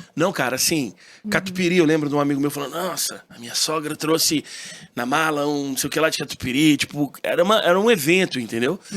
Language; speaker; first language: Portuguese; early bilingual, heritage; Portuguese